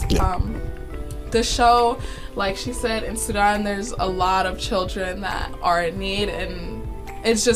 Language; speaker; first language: English; native; English